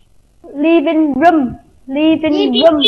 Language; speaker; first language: English; non-native, fluent; Vietnamese